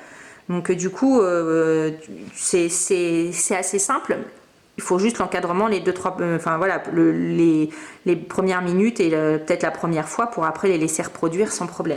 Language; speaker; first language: French; native; French